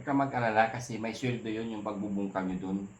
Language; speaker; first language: Filipino; native; Filipino